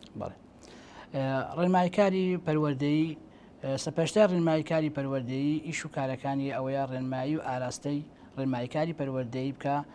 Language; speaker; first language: Central Kurdish; native; Central Kurdish